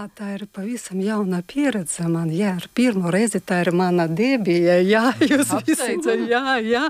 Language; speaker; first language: Latvian; non-native, fluent; Ukrainian